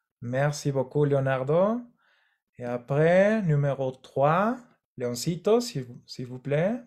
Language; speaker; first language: French; non-native, fluent; Spanish